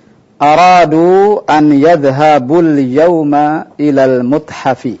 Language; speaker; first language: Arabic; non-native, fluent; Indonesian